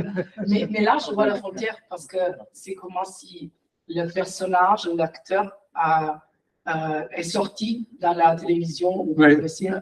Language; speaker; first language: French; non-native, fluent; Italian